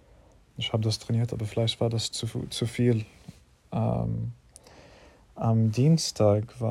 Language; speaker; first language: German; non-native, fluent; English